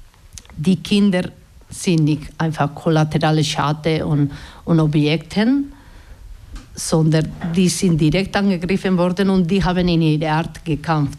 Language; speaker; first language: German; non-native, learner; Basque